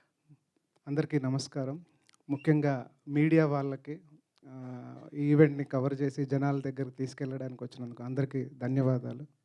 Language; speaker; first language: Telugu; native; Telugu